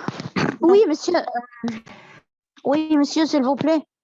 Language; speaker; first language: French; non-native, learner; Arabic